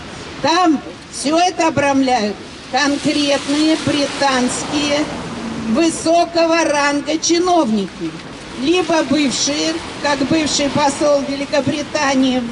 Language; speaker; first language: Russian; native; Russian